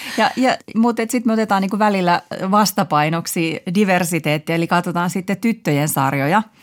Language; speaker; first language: Finnish; native; Finnish